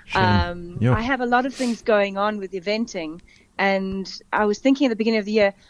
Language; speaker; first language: English; native; English